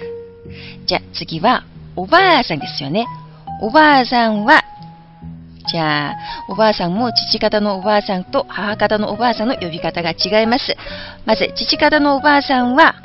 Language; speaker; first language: Japanese; non-native, fluent; Chinese